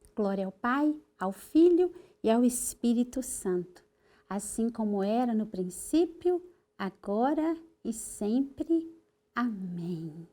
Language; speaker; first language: Portuguese; native; Portuguese